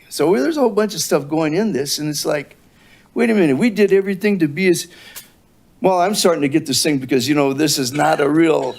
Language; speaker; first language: English; native; English